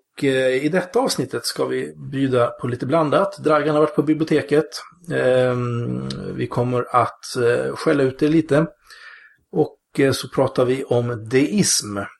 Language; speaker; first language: Swedish; native; Swedish